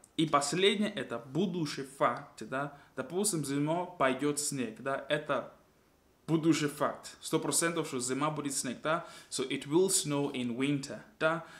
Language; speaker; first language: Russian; non-native, fluent; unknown